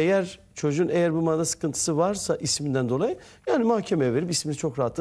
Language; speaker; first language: Turkish; native; Turkish